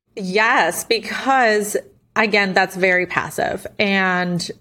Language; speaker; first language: English; non-native, fluent; Spanish